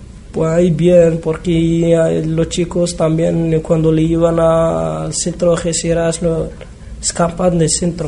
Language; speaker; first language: Spanish; non-native, learner; Arabic